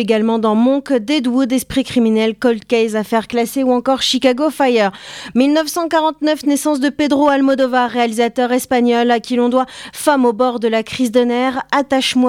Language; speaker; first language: French; native; French